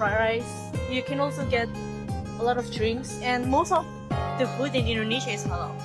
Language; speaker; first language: English; non-native, learner; Indonesian